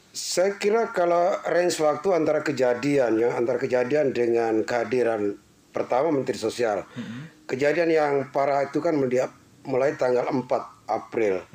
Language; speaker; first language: Indonesian; non-native, local second language; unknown